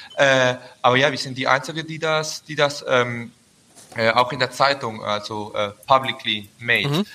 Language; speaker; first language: German; early bilingual, heritage; Spanish